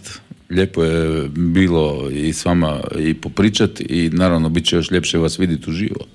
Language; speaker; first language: Serbian; native; Serbian